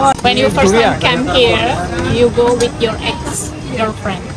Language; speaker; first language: English; non-native, learner; Indonesian